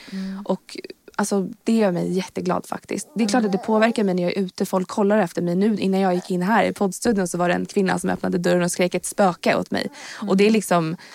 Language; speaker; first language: Swedish; native; Swedish